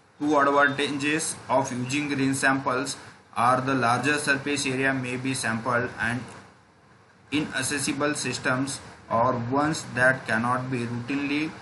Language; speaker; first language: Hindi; non-native, local second language; Marathi